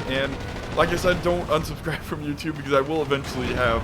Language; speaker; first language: English; native; English